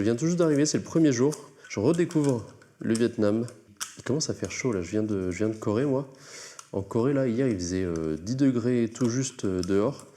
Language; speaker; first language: French; native; French